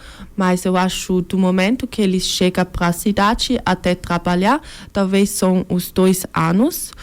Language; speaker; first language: Portuguese; early bilingual, heritage; Portuguese